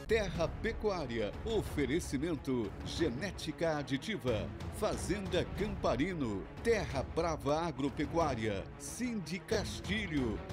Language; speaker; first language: Portuguese; native; Portuguese